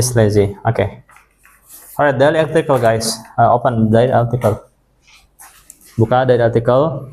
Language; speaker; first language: English; non-native, fluent; Indonesian